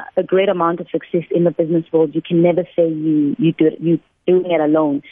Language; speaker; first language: English; non-native, local second language; Northern Sotho